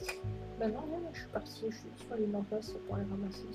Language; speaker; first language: French; native; French